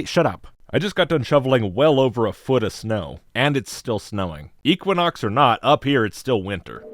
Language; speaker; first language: English; native; English